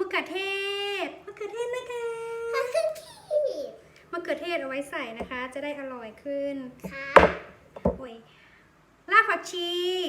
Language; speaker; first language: Thai; native; Thai